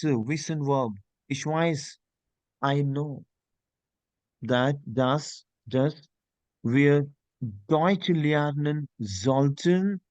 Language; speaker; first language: German; non-native, learner; Hindi